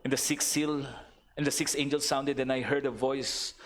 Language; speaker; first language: English; non-native, local second language; Filipino